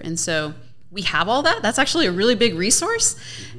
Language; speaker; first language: English; native; English